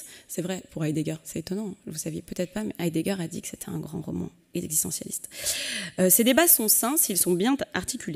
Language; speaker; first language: French; native; French